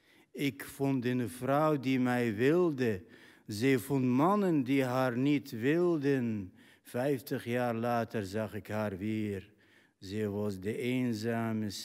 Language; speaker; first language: Dutch; non-native, fluent; Arabic